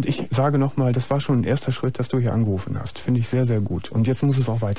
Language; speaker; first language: German; native; German